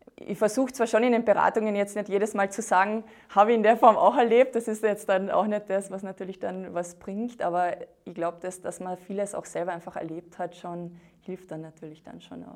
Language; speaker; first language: German; native; German